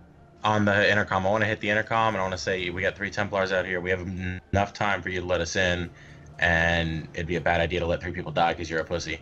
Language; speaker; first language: English; native; English